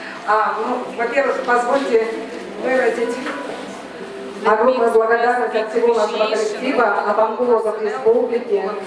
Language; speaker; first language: Russian; native; Russian